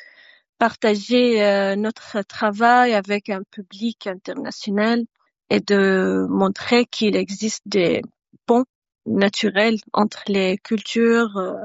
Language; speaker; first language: French; non-native, fluent; Arabic